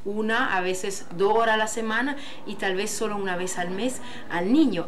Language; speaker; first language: Spanish; non-native, fluent; French